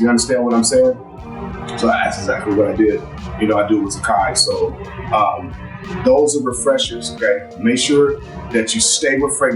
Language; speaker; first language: English; native; English